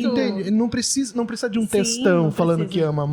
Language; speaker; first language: Portuguese; native; Portuguese